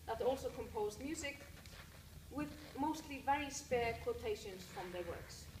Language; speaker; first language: English; non-native, fluent; Icelandic